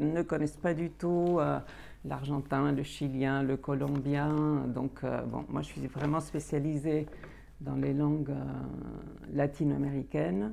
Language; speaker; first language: French; native; French